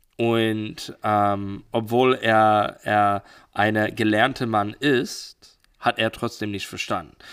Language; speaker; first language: German; non-native, learner; English